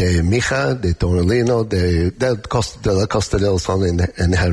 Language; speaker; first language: Spanish; non-native, learner; English